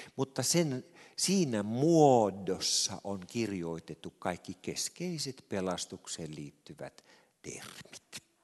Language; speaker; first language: Finnish; native; Finnish